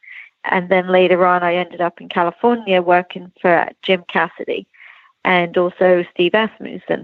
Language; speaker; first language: English; native; English